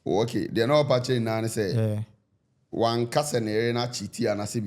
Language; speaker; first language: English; non-native, local second language; Akan